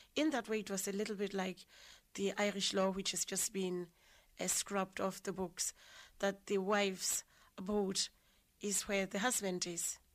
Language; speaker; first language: English; non-native, local second language; Southern Sotho